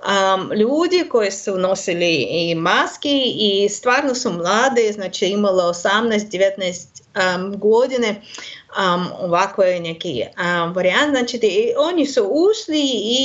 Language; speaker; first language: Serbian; non-native, learner; Russian